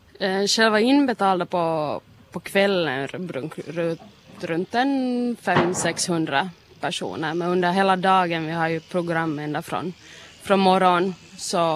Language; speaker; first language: Swedish; native; Swedish